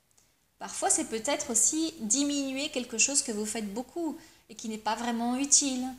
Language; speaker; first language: French; native; French